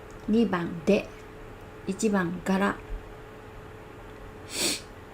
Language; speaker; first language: Japanese; non-native, learner; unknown